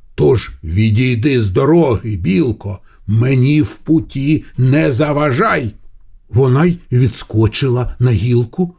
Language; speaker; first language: Ukrainian; non-native, local second language; Russian